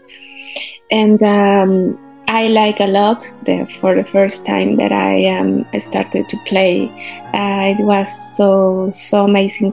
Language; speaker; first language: English; non-native, learner; Spanish